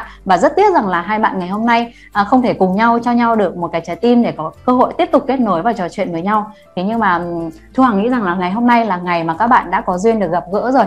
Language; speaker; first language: Vietnamese; native; Vietnamese